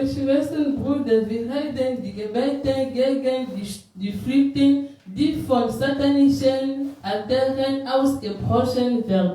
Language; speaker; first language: German; non-native, learner; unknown